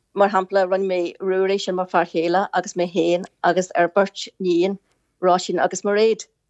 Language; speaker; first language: Irish; native; Irish